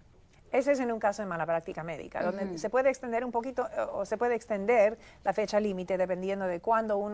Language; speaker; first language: Spanish; native; Spanish